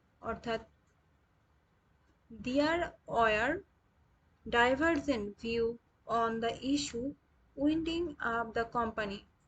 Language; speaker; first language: English; non-native, local second language; Bangla